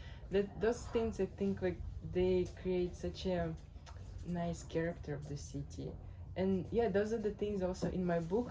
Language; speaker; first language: English; non-native, fluent; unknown